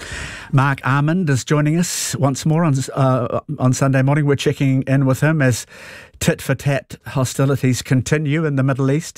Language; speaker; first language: English; native; English